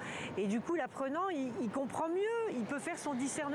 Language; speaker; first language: French; native; French